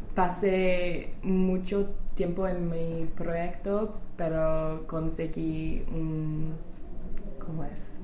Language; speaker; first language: Spanish; non-native, fluent; English